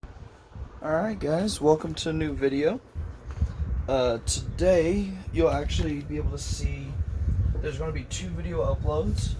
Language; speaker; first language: English; native; English